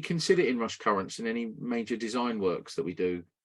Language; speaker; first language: English; native; English